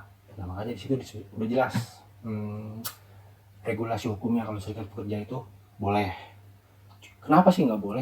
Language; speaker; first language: Indonesian; native; Indonesian